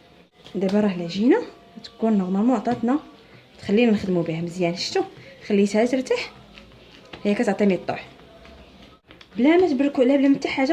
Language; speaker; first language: Arabic; native; Arabic